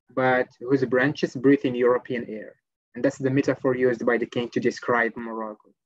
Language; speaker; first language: English; non-native, fluent; Arabic